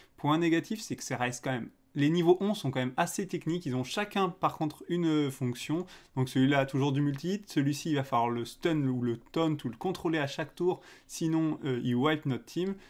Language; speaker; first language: French; native; French